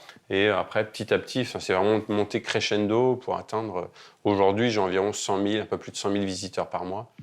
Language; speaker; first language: French; native; French